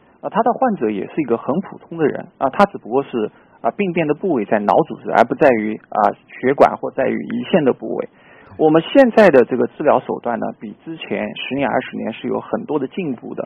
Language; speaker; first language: Chinese; native; Chinese